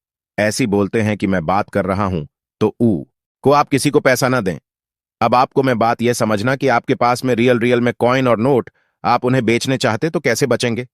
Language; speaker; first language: Hindi; native; Hindi